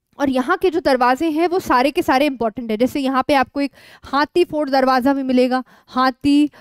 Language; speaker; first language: Hindi; native; Hindi